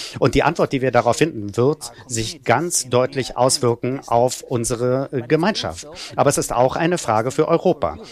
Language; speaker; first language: German; non-native, fluent; Italian